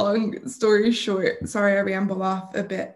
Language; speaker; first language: English; native; English